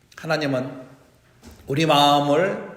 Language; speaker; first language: Korean; native; Korean